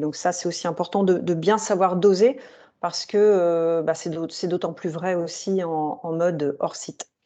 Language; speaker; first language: French; native; French